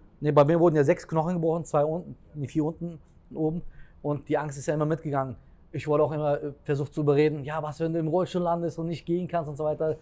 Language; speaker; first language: German; early bilingual, other home language; Turkish